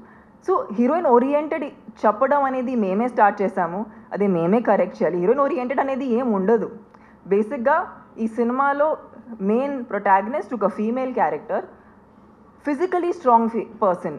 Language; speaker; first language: Telugu; non-native, fluent; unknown